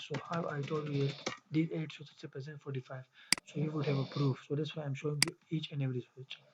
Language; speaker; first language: English; non-native, local second language; Urdu